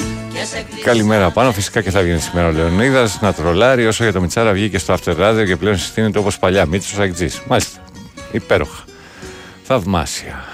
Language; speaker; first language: Greek; native; Greek